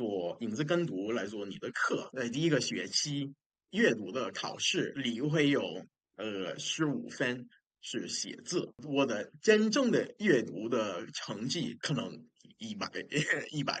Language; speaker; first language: Chinese; non-native, fluent; English